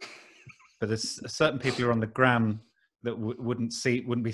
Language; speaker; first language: English; native; English